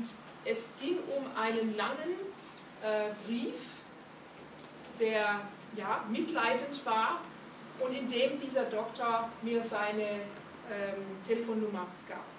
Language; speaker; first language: German; non-native, fluent; Hungarian